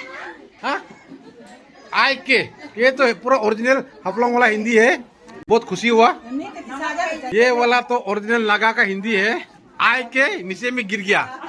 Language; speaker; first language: Hindi; non-native, local second language; Rongmei Naga